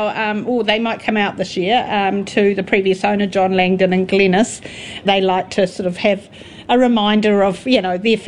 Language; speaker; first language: English; native; English